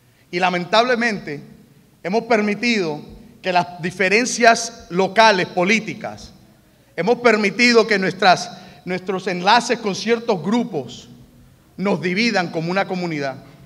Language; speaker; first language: Spanish; early bilingual, heritage; Spanish